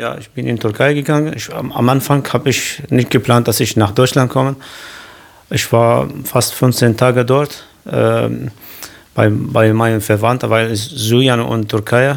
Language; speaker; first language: German; non-native, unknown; Kurdish